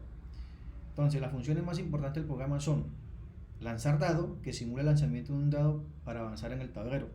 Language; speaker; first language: Spanish; native; Spanish